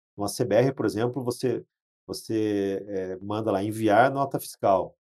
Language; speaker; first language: Portuguese; native; Portuguese